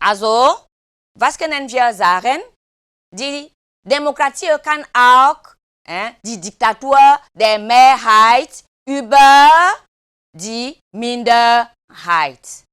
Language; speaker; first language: German; non-native, fluent; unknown